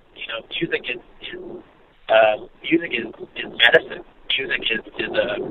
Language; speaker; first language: English; native; English